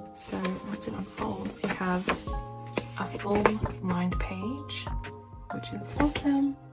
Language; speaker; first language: English; native; English